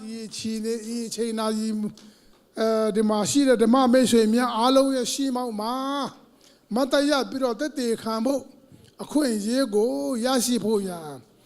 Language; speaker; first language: Burmese; non-native, local second language; Tedim Chin